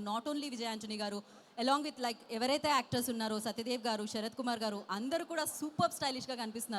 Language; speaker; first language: Telugu; native; Telugu